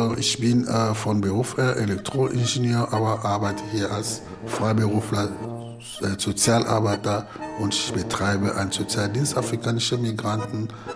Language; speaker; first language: German; non-native, fluent; Lingala